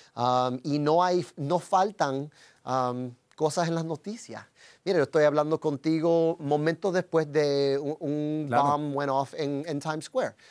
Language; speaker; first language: Spanish; early bilingual, heritage; Spanish